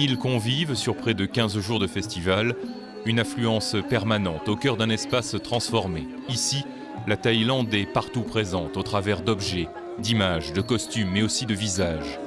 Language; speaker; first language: French; native; French